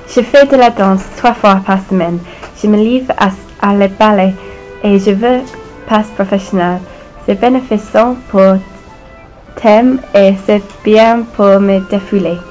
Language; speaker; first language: French; non-native, learner; English